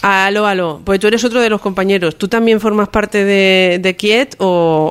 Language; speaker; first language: Spanish; native; Spanish